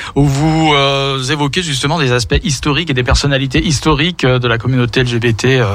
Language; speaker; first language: French; native; French